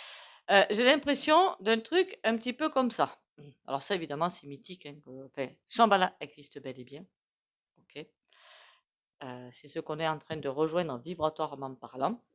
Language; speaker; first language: French; native; French